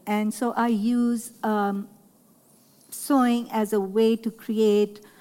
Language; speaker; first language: English; non-native, local second language; Urdu